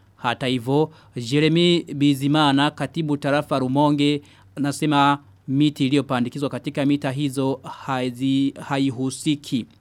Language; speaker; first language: Swahili; non-native, local second language; Rundi